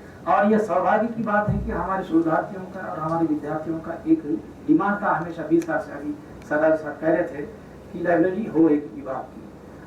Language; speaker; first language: Hindi; native; Hindi